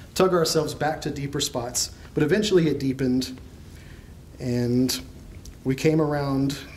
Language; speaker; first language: English; native; English